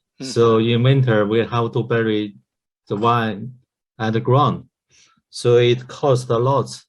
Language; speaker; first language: English; non-native, learner; Chinese